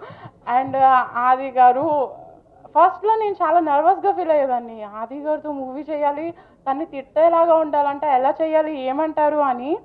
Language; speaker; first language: Telugu; non-native, fluent; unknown